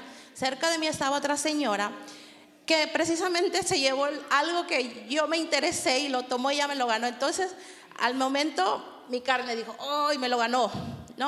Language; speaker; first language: Spanish; native; Spanish